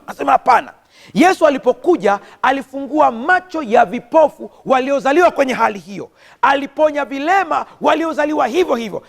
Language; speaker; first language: Swahili; native; Swahili